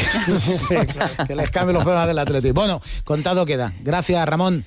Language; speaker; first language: Spanish; native; Spanish